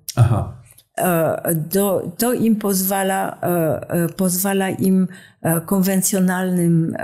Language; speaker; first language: Polish; non-native, fluent; French